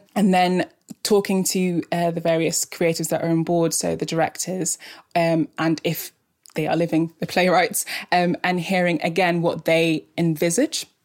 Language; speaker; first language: English; native; English